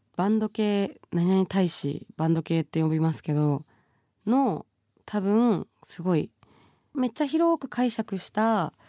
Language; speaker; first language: Japanese; early bilingual, other home language; Bangla